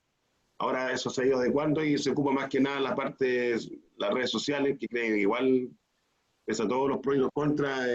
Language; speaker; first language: Spanish; native; Spanish